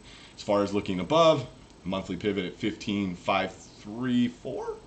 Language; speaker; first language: English; native; English